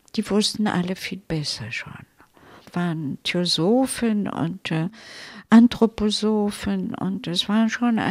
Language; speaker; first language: German; non-native, fluent; Italian